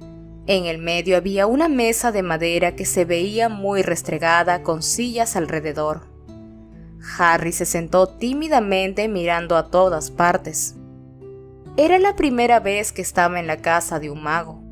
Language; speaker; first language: Spanish; native; Spanish